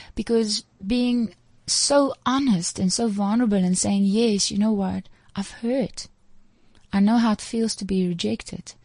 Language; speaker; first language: English; non-native, local second language; Afrikaans